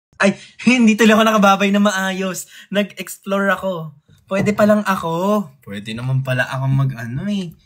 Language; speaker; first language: Filipino; native; Filipino